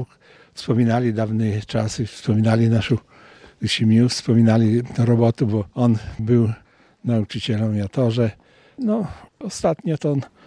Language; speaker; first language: Polish; non-native, local second language; Ukrainian